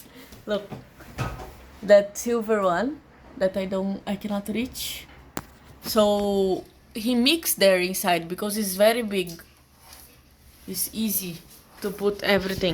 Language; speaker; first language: English; non-native, learner; Portuguese